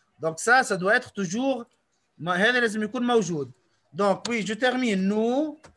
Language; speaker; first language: French; non-native, local second language; Arabic